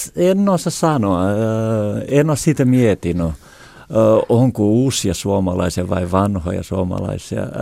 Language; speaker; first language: Finnish; non-native, fluent; Portuguese